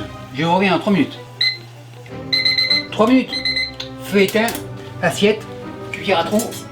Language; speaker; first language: French; native; French